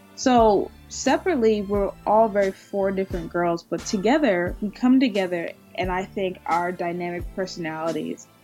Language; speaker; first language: English; native; English